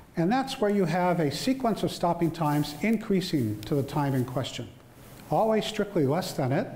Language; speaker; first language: English; native; English